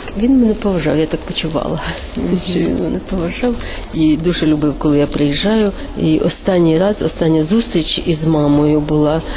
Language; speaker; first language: Ukrainian; native; Ukrainian